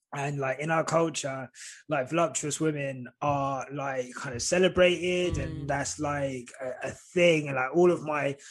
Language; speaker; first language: English; native; English